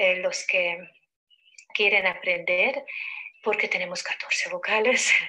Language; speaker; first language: Spanish; non-native, fluent; Hungarian